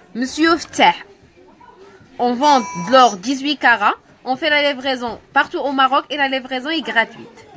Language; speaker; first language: French; non-native, local second language; Arabic